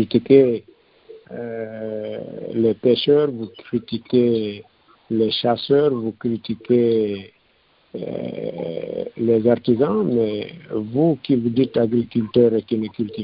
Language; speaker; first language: French; non-native, local second language; Fula